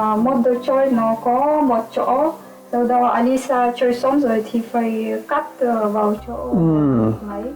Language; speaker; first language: Vietnamese; non-native, fluent; Ukrainian